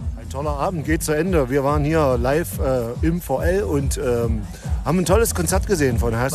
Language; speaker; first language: German; native; German